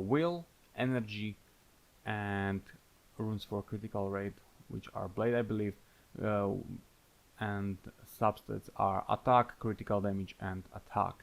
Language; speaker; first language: English; non-native, fluent; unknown